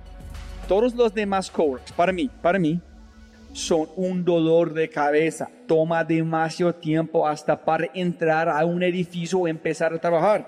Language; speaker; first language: Spanish; non-native, fluent; English